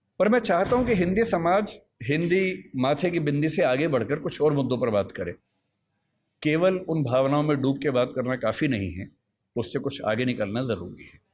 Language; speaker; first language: Hindi; native; Hindi